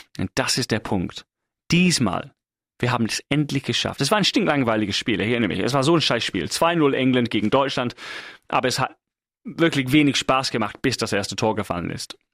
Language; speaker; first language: German; non-native, fluent; English